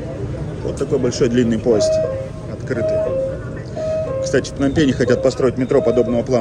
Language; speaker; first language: Russian; native; Russian